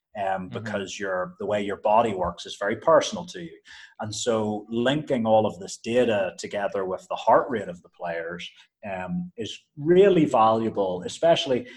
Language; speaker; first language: English; native; English